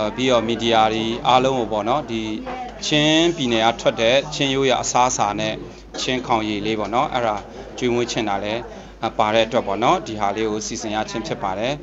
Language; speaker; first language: Burmese; non-native, local second language; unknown